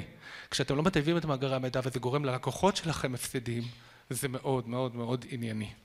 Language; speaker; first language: Hebrew; native; Hebrew